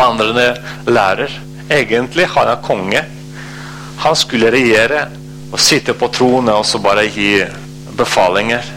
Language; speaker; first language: Norwegian; non-native, fluent; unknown